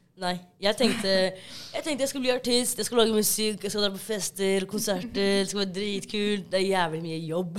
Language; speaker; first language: Norwegian; early bilingual, other home language; Somali